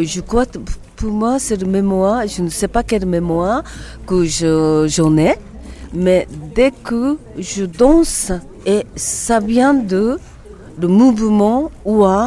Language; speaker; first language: French; non-native, learner; Japanese